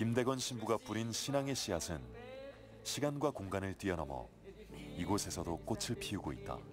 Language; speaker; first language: Korean; native; Korean